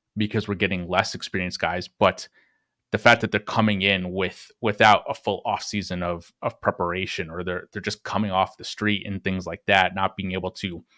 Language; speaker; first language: English; native; English